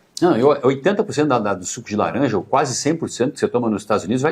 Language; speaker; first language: Portuguese; native; Portuguese